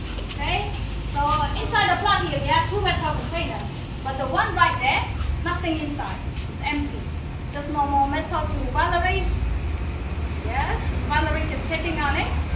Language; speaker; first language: English; non-native, fluent; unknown